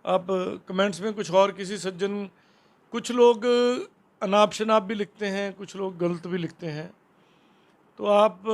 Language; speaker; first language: Hindi; non-native, local second language; Punjabi